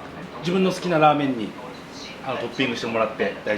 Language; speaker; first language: Japanese; native; Japanese